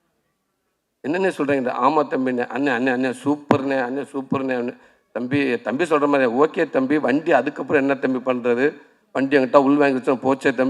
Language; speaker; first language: Tamil; native; Tamil